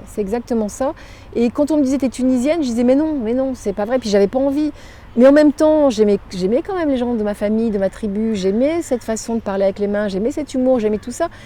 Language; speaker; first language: French; native; French